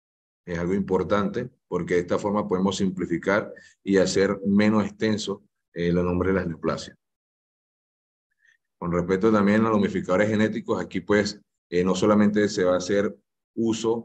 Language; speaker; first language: Spanish; native; Spanish